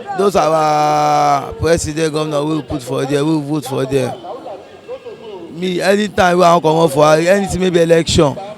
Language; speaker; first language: Nigerian Pidgin; non-native, local second language; Yoruba